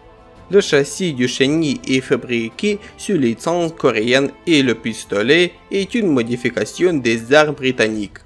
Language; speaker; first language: French; non-native, fluent; Ukrainian